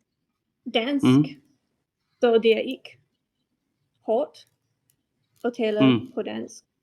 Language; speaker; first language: Danish; non-native, learner; English